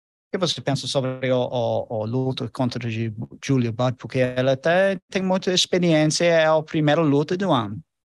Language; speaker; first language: Portuguese; non-native, learner; English